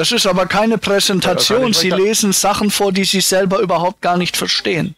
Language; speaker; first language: German; native; German